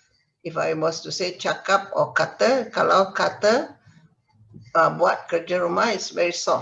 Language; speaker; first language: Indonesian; non-native, fluent; Tamil